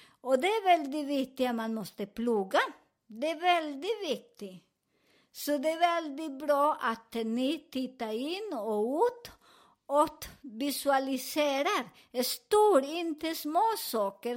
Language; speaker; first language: Swedish; non-native, fluent; Spanish